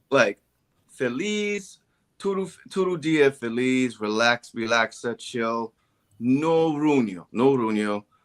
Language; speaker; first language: Portuguese; non-native, learner; English